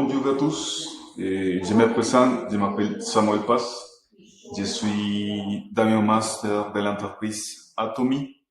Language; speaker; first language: French; non-native, fluent; Spanish